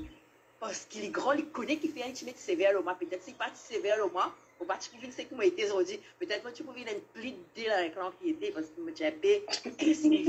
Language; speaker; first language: French; non-native, learner; Morisyen